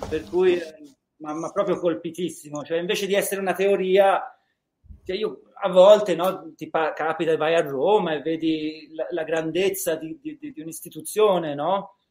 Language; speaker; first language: Italian; early bilingual, heritage; Italian